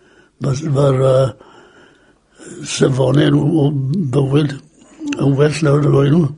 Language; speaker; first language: Welsh; native; Welsh